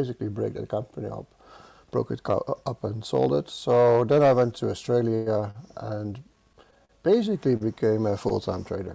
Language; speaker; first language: English; non-native, fluent; Dutch